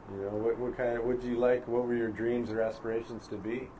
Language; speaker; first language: English; native; English